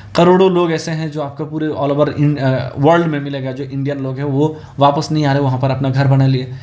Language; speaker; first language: Hindi; non-native, local second language; Assamese